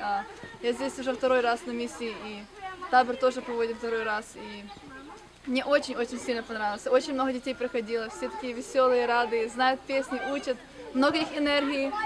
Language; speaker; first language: Russian; early bilingual, heritage; English